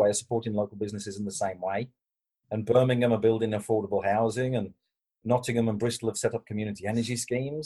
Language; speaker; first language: English; native; English